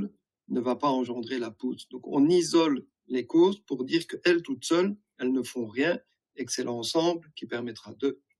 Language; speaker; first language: French; native; French